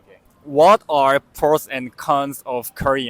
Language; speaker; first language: English; non-native, learner; Korean